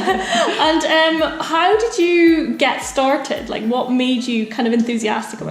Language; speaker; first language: English; native; English